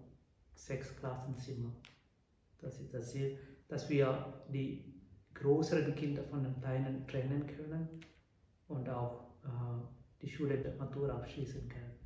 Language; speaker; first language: German; non-native, fluent; Malayalam